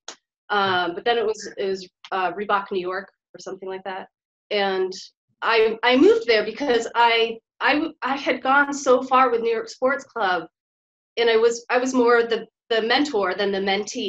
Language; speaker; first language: English; native; English